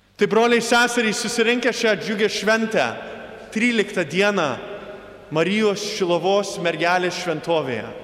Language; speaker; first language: Lithuanian; early bilingual, heritage; Lithuanian